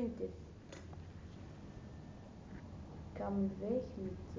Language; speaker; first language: Dutch; non-native, learner; Arabic